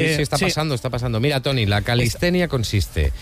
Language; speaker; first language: Spanish; native; Spanish